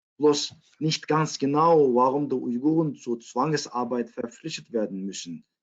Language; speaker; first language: German; non-native, fluent; Uyghur